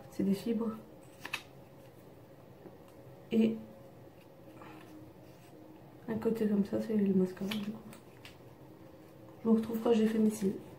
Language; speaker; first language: French; native; French